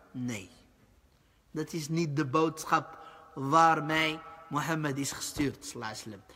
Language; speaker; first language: Dutch; early bilingual, other home language; Arabic